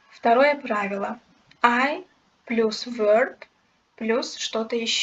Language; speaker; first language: Russian; non-native, local second language; Uzbek